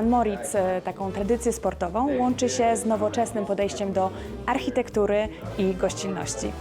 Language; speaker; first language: Polish; native; Polish